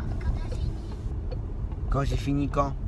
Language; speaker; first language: French; native; French